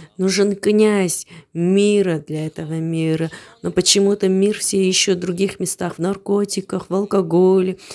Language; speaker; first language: Russian; non-native, fluent; Armenian